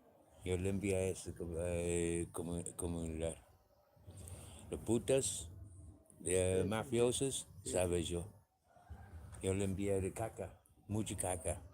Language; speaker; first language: Spanish; non-native, learner; English